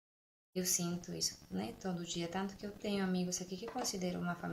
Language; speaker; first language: Portuguese; non-native, fluent; Spanish